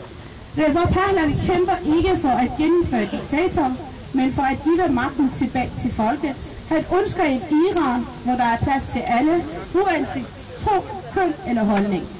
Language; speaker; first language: Danish; non-native, fluent; Persian